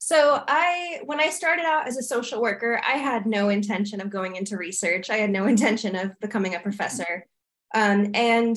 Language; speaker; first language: English; native; English